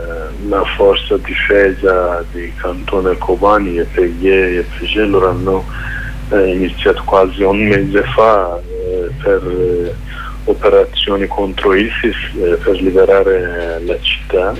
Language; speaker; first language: Italian; non-native, learner; Kurdish